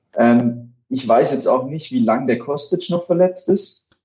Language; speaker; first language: German; native; German